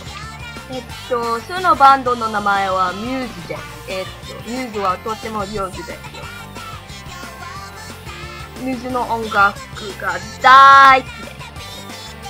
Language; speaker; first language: Japanese; non-native, learner; English